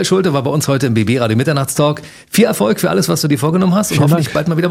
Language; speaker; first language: German; native; German